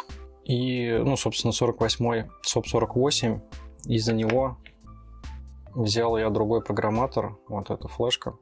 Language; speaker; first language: Russian; native; Russian